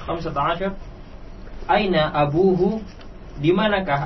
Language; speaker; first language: Arabic; non-native, learner; Indonesian